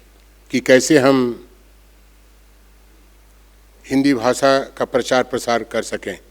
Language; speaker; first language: Hindi; non-native, local second language; Bangla